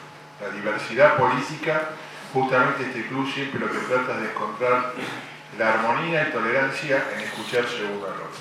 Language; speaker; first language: Spanish; native; Spanish